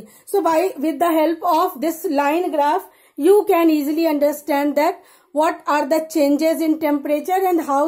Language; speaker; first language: English; non-native, local second language; Hindi